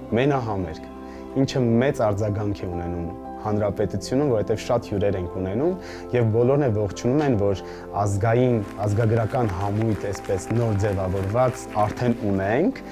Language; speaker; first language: Armenian; native; Armenian